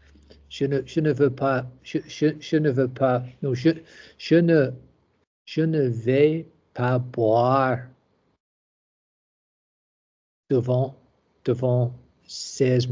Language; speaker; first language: French; non-native, learner; English